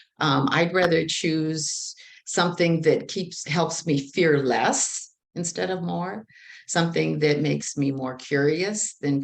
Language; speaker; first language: English; native; English